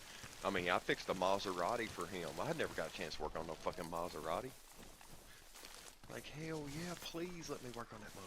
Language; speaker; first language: English; native; English